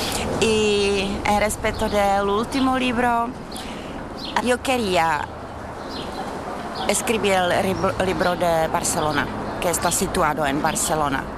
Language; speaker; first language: Spanish; non-native, learner; Czech